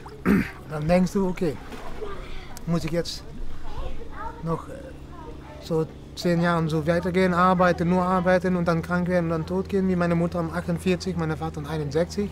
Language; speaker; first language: German; non-native, learner; Dutch